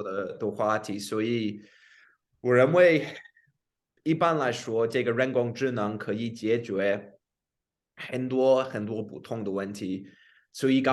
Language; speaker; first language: Chinese; non-native, fluent; English